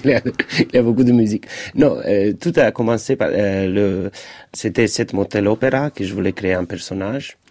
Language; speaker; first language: French; non-native, fluent; Romanian